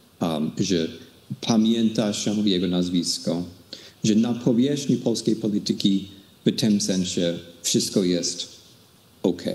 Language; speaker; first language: Polish; non-native, fluent; English